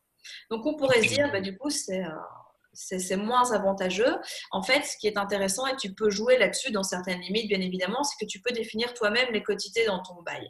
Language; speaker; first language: French; native; French